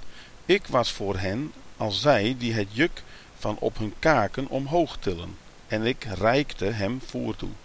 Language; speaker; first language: Dutch; native; Dutch